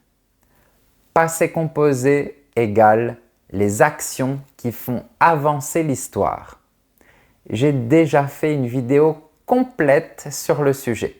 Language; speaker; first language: French; native; French